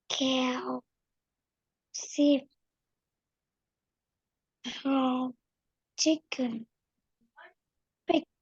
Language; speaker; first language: English; non-native, learner; Vietnamese